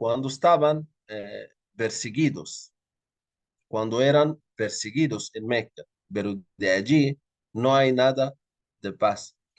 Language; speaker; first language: Spanish; non-native, fluent; Arabic